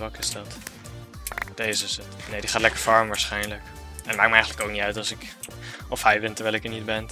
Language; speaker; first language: Dutch; native; Dutch